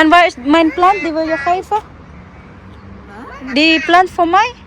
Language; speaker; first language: Dutch; non-native, learner; Waray